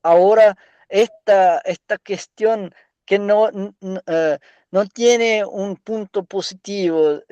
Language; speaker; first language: Spanish; non-native, learner; Portuguese